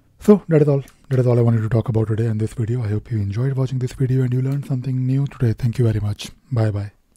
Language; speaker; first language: English; non-native, local second language; Hindi